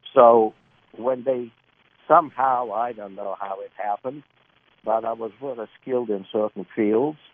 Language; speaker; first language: English; early bilingual, other home language; Lithuanian